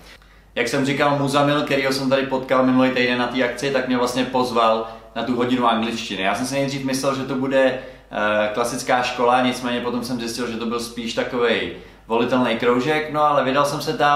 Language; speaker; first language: Czech; native; Czech